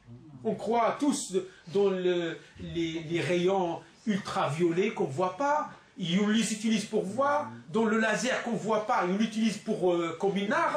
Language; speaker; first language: French; non-native, local second language; Arabic